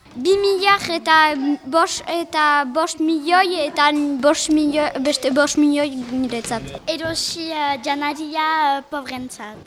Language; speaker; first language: Basque; non-native, local second language; French